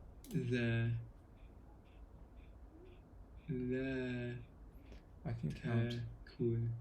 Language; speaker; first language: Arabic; non-native, learner; English